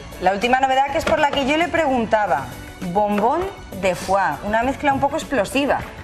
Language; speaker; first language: Spanish; native; Spanish